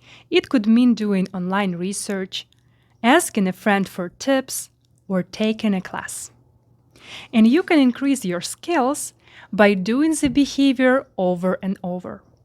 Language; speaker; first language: English; non-native, fluent; Ukrainian